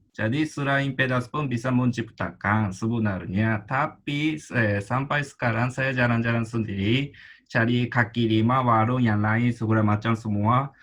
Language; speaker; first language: Indonesian; non-native, fluent; Japanese